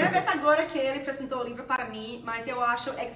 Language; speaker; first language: Portuguese; non-native, fluent; Spanish